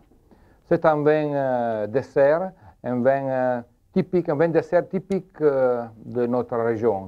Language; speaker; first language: French; non-native, learner; Italian